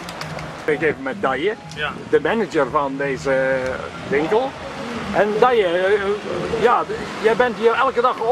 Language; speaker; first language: Dutch; native; Dutch